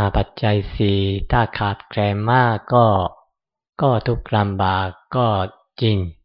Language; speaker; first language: Thai; non-native, fluent; Japanese